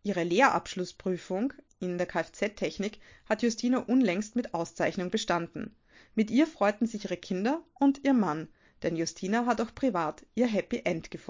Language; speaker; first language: German; native; German